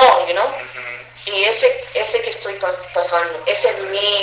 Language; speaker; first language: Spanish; early bilingual, heritage; English